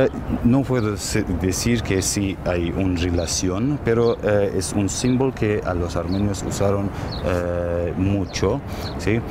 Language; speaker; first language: Spanish; non-native, learner; Armenian